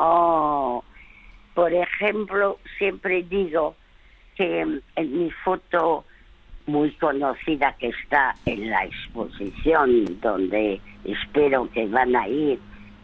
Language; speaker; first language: Spanish; early bilingual, other home language; French